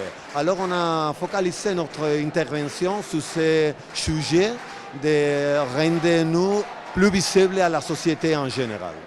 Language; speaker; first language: French; non-native, fluent; Spanish